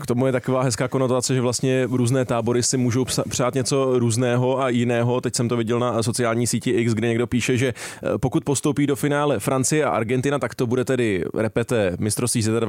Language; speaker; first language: Czech; native; Czech